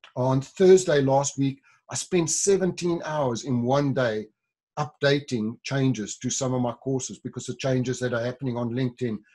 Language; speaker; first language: English; native; English